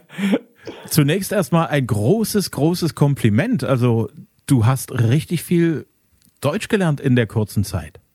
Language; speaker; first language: German; native; German